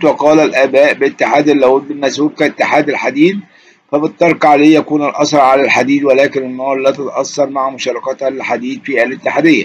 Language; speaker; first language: Arabic; native; Arabic